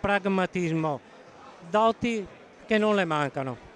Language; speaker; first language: Italian; native; Italian